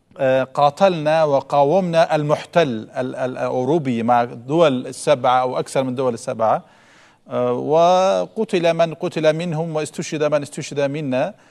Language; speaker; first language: Arabic; non-native, fluent; Turkish